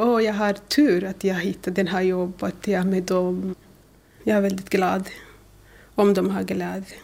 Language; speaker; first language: Swedish; non-native, learner; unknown